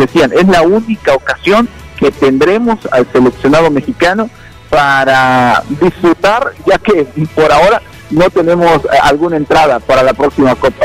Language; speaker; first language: Spanish; native; Spanish